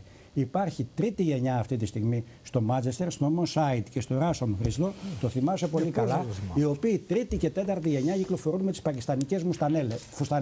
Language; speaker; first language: Greek; native; Greek